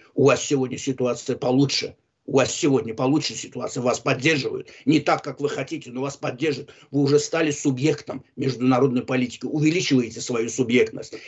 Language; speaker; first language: Russian; non-native, local second language; Azerbaijani